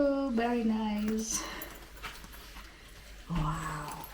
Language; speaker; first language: English; non-native, learner; Cebuano